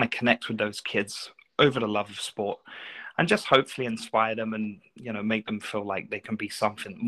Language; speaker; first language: English; native; English